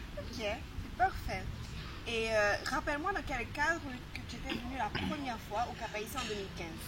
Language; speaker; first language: French; non-native, local second language; Haitian Creole